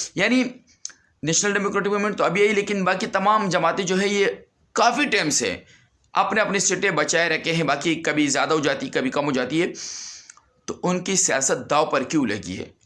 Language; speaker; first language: Urdu; non-native, local second language; Pashto